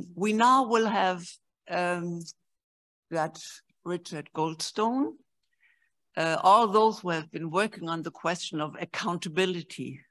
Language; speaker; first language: English; non-native, fluent; German